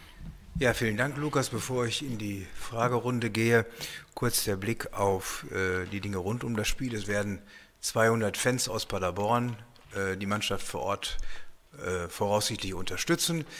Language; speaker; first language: German; native; German